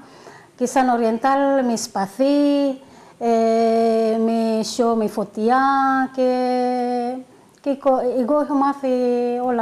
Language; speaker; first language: Greek; early bilingual, other home language; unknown